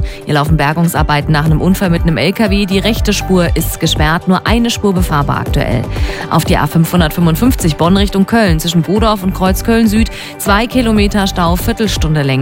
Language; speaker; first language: German; native; German